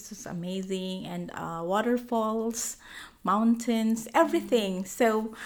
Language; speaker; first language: English; non-native, local second language; Filipino